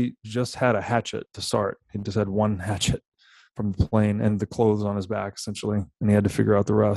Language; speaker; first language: English; native; English